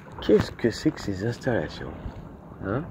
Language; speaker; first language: French; native; French